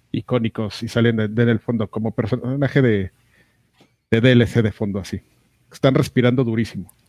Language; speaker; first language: Spanish; native; Spanish